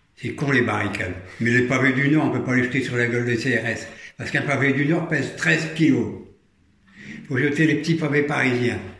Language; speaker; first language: French; native; French